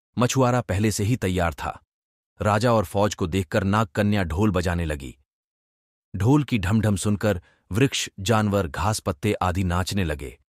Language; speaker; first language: Hindi; non-native, local second language; Gujarati